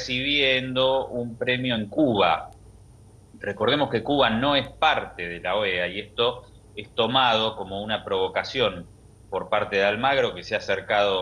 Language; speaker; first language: Spanish; native; Spanish